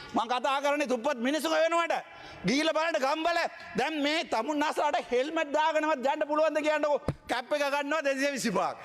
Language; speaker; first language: Sinhala; non-native, local second language; Tamil